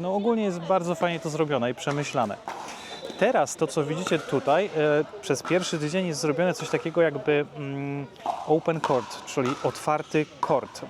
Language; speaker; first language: Polish; native; Polish